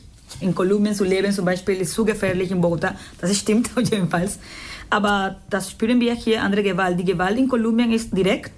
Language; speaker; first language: German; non-native, fluent; Spanish